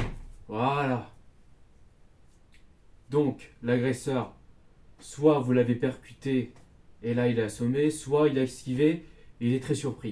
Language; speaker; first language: French; native; French